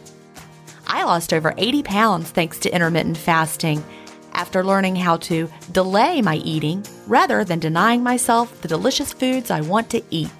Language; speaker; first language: English; native; English